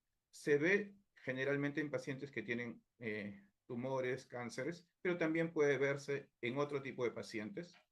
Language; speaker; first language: Spanish; native; Spanish